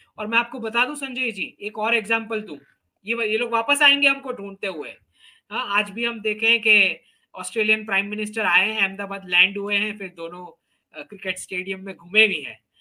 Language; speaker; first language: Hindi; native; Hindi